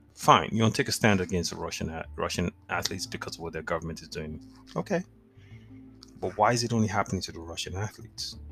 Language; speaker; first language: English; non-native, local second language; Yoruba